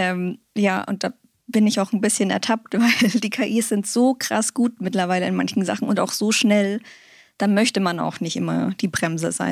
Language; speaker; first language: German; native; German